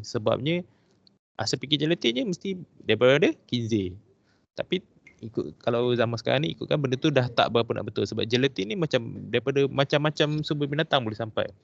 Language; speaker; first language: Malay; native; Malay